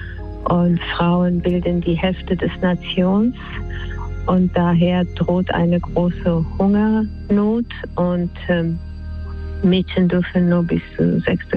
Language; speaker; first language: German; non-native, fluent; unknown